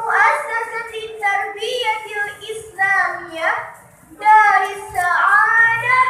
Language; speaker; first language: Arabic; non-native, learner; Achinese